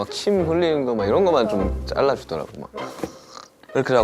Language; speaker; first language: Korean; native; Korean